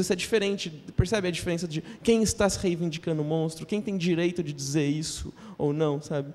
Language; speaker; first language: Portuguese; native; Portuguese